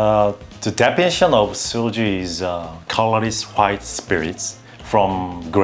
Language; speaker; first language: English; non-native, learner; Korean